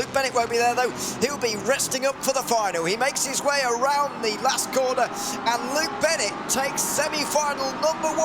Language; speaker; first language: English; native; English